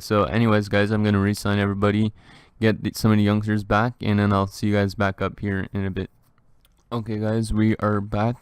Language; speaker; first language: English; native; English